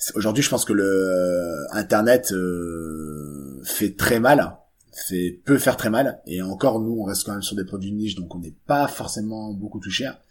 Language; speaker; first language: French; native; French